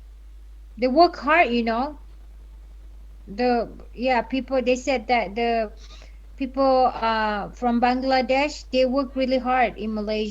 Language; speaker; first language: English; early bilingual, other home language; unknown